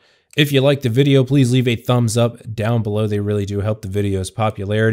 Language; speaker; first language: English; native; English